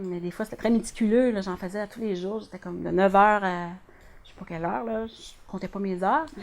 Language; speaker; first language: French; native; French